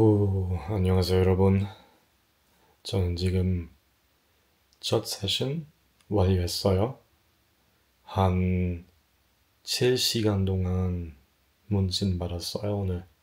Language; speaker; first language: Korean; non-native, fluent; German